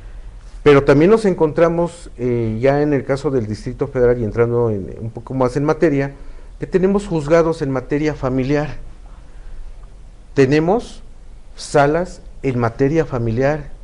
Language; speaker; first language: Spanish; native; Spanish